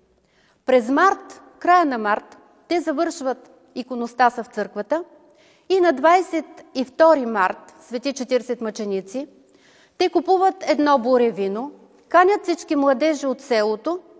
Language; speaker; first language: Bulgarian; native; Bulgarian